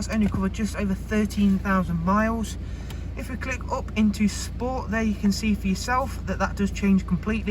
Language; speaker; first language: English; native; English